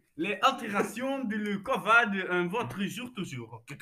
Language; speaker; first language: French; non-native, learner; Portuguese